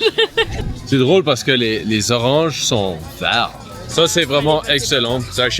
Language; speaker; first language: French; native; French